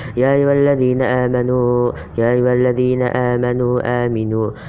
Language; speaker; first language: Arabic; non-native, learner; Indonesian